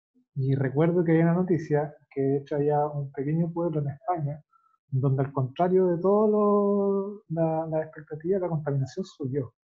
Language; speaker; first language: Spanish; native; Spanish